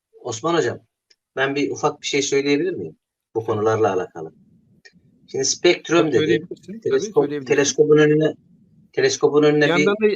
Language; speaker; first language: Turkish; native; Turkish